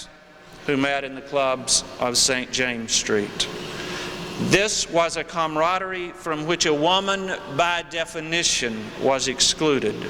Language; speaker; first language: English; native; English